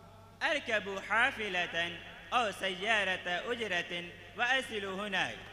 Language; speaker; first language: Arabic; non-native, fluent; Urdu